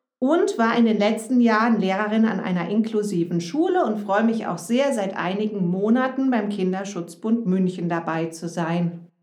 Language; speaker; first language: German; native; German